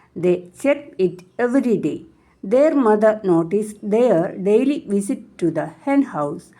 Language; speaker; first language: English; non-native, local second language; Malayalam